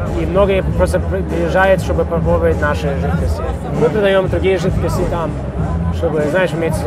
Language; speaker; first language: Russian; early bilingual, heritage; Russian